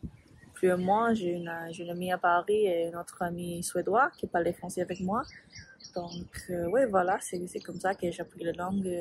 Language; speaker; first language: French; non-native, learner; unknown